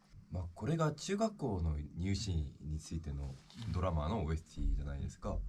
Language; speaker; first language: Japanese; non-native, learner; Korean